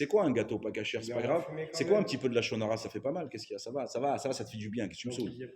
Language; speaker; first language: French; native; French